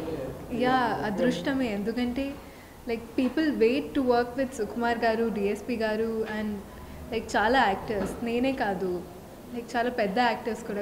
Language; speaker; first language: Telugu; non-native, local second language; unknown